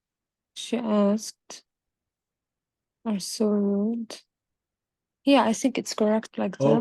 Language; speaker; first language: English; non-native, learner; Arabic